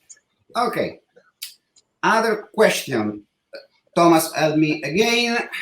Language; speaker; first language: English; non-native, learner; Italian